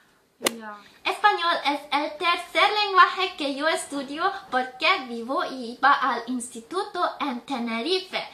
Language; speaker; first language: Spanish; non-native, learner; German